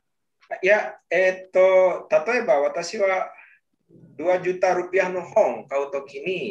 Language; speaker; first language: Japanese; non-native, learner; Indonesian